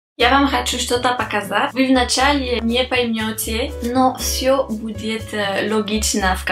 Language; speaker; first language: Russian; non-native, fluent; French